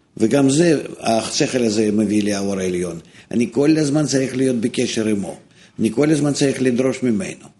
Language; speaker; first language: Hebrew; non-native, fluent; Russian